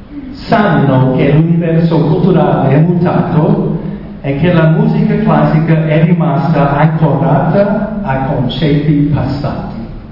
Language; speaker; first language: Italian; non-native, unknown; English